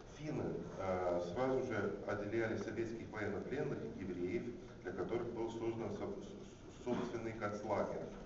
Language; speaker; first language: Russian; non-native, fluent; Finnish